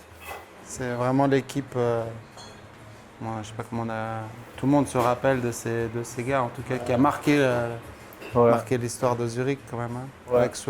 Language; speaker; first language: French; native; French